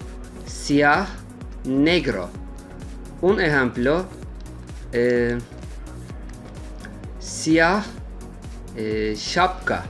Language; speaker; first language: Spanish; non-native, fluent; Turkish